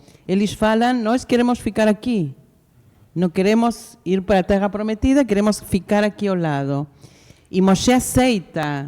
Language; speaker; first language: Portuguese; non-native, fluent; Spanish